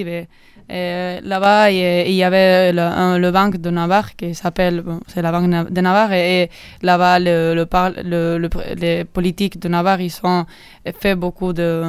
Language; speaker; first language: French; non-native, learner; Basque